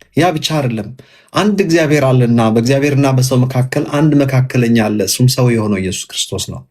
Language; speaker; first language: Amharic; native; Amharic